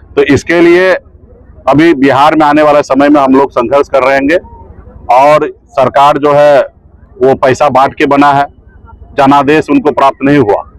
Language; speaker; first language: Hindi; native; Hindi